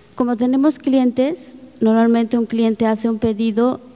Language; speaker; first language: Spanish; native; Spanish